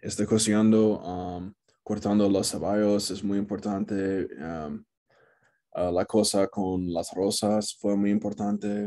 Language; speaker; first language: Spanish; non-native, learner; English